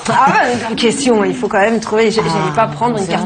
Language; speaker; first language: French; native; French